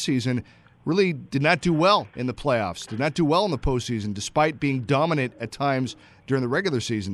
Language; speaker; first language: English; native; English